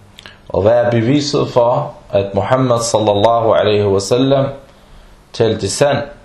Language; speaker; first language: Danish; non-native, fluent; Arabic